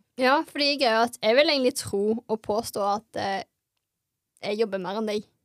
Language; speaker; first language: Norwegian; native; Norwegian